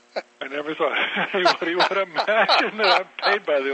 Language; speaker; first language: English; native; English